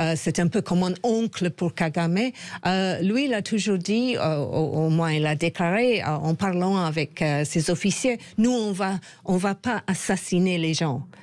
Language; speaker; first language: French; non-native, fluent; English